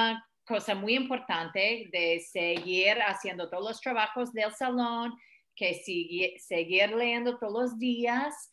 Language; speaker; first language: Spanish; non-native, fluent; English